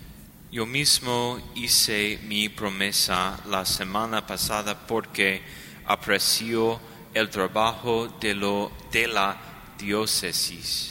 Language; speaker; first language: Spanish; non-native, learner; English